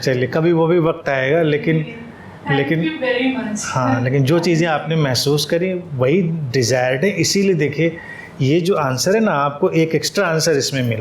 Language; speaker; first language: Hindi; native; Hindi